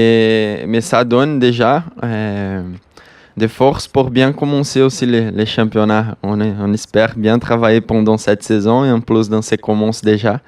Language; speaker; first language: French; non-native, learner; Portuguese